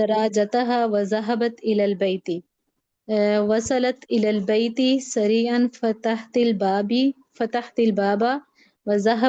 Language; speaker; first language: Arabic; non-native, learner; Urdu